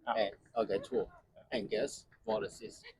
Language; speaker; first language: Norwegian; non-native, learner; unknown